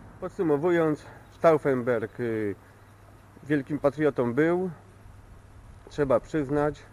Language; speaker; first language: Polish; native; Polish